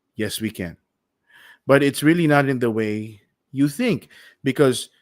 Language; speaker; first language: English; non-native, local second language; Filipino